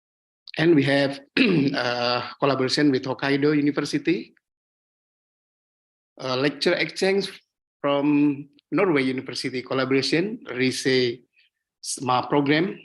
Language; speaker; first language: English; non-native, learner; Indonesian